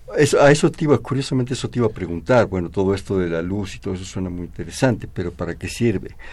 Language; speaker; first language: Spanish; native; Spanish